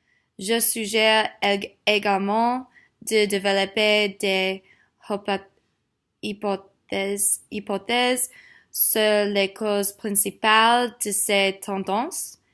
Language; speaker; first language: French; non-native, learner; English